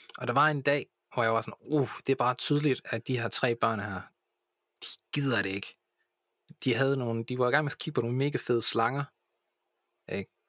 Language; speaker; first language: Danish; early bilingual, other home language; English